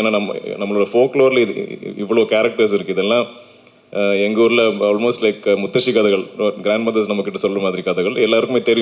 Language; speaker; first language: Tamil; non-native, local second language; Malayalam